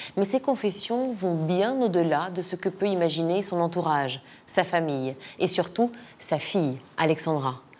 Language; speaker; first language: French; native; French